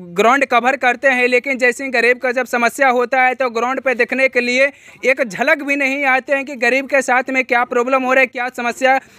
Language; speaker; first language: Hindi; native; Hindi